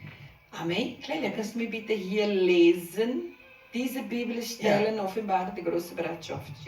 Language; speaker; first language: German; non-native, learner; Portuguese